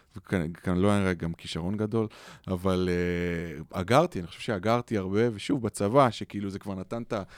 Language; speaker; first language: Hebrew; native; Hebrew